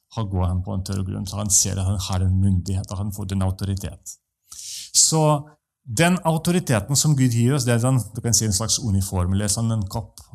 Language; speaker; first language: Norwegian; non-native, fluent; Russian